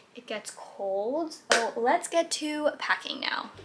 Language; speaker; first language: English; native; English